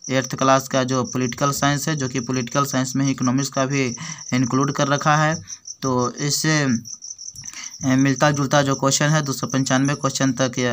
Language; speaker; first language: Hindi; native; Hindi